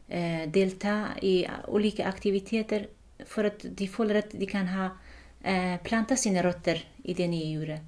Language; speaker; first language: Norwegian; non-native, fluent; Kurdish